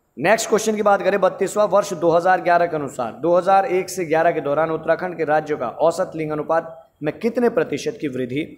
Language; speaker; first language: Hindi; native; Hindi